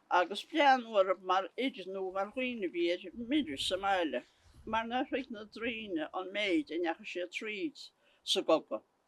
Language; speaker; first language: Irish; native; Irish